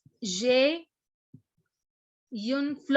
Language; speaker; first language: French; non-native, fluent; Hindi